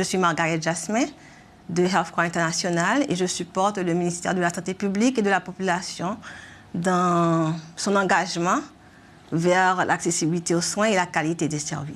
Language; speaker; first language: French; non-native, local second language; Haitian Creole